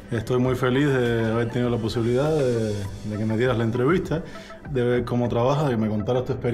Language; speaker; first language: Spanish; native; Spanish